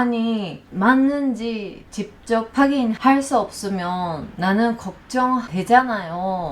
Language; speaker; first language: Korean; non-native, learner; Japanese